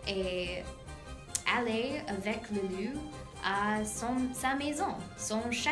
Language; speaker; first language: French; non-native, learner; English